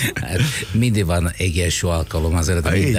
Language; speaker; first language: Hungarian; non-native, fluent; Italian